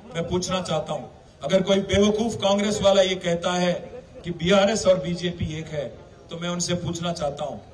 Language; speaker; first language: Hindi; non-native, local second language; Telugu